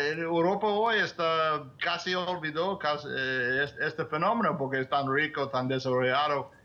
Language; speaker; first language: Spanish; non-native, fluent; English